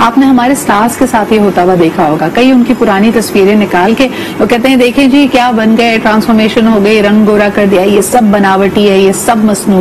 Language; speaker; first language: Urdu; native; Urdu